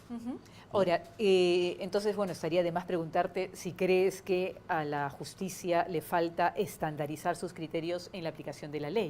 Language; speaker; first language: Spanish; native; Spanish